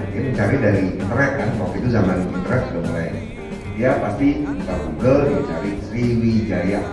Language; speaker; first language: Indonesian; non-native, local second language; Minangkabau